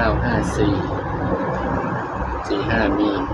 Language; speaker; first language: Thai; non-native, local second language; Lao